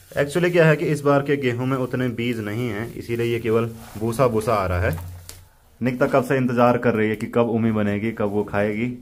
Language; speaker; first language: Hindi; non-native, local second language; Garhwali